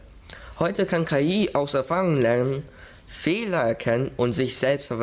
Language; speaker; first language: German; early bilingual, other home language; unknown